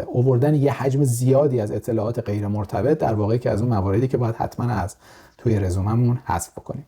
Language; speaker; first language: Persian; native; Persian